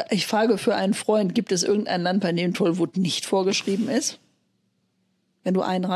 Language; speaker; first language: German; native; German